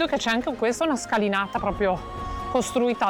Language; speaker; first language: Italian; native; Italian